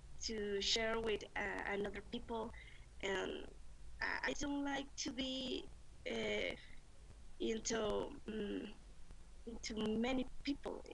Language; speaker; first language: English; non-native, learner; Spanish